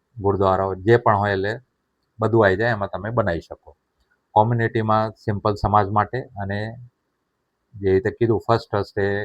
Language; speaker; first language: Gujarati; non-native, local second language; Sindhi